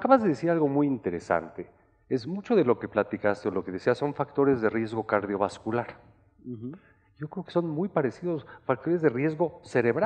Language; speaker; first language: Spanish; native; Spanish